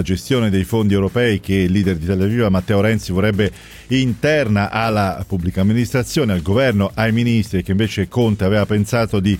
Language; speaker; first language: Italian; native; Italian